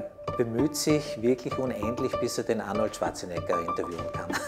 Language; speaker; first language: German; native; German